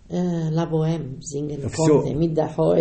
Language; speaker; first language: German; non-native, learner; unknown